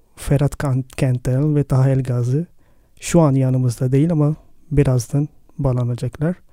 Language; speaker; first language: Turkish; non-native, fluent; Arabic